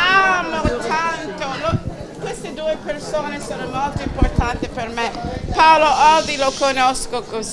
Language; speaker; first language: Italian; non-native, fluent; English